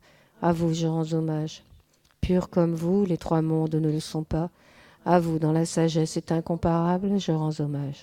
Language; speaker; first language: French; native; French